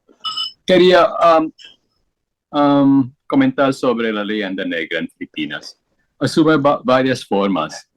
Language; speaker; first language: Spanish; non-native, fluent; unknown